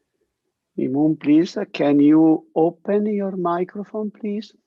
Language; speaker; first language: English; non-native, learner; Italian